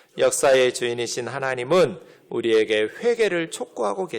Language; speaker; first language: Korean; native; Korean